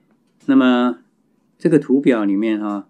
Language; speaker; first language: Chinese; native; Chinese